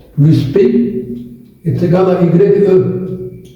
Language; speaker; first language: French; non-native, local second language; Arabic